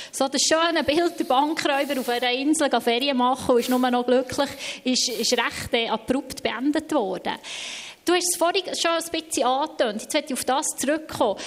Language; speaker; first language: German; native; German